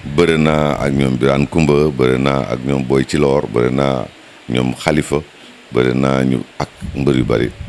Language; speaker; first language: Wolof; native; Wolof